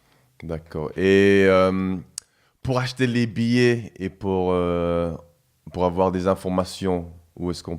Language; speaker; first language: French; non-native, fluent; English